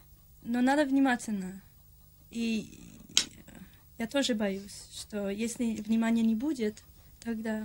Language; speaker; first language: Russian; non-native, fluent; English